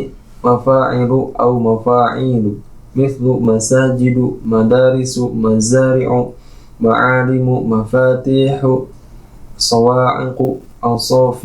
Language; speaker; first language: Arabic; non-native, learner; Indonesian